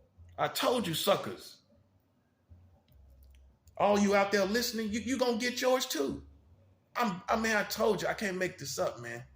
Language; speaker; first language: English; native; English